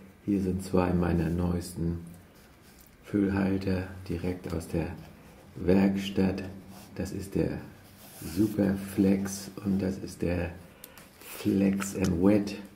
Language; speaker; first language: German; native; German